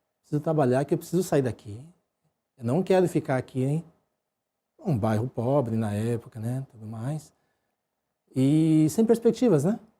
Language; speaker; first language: Portuguese; early bilingual, other home language; Japanese